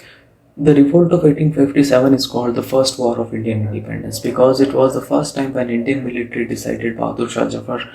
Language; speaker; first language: English; non-native, local second language; Hindi